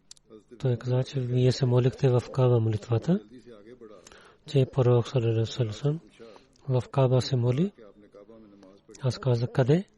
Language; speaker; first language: Bulgarian; non-native, learner; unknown